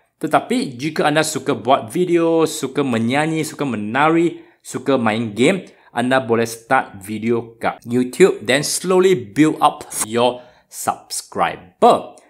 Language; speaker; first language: Malay; non-native, local second language; Chinese